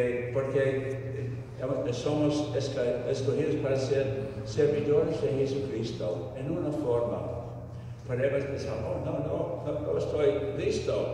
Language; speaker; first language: Spanish; non-native, fluent; English